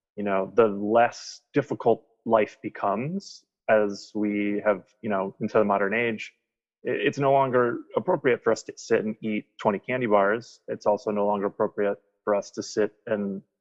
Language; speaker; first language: English; native; English